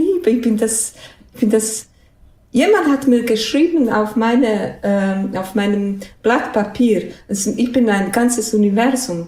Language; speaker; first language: German; non-native, fluent; Bosnian